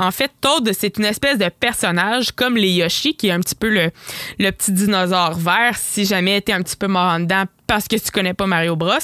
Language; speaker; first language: French; native; French